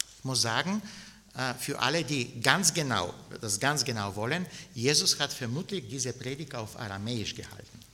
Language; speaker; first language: German; non-native, fluent; Bulgarian